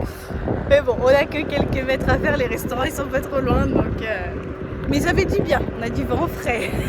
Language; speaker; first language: French; native; French